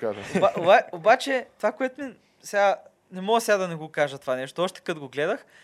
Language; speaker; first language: Bulgarian; native; Bulgarian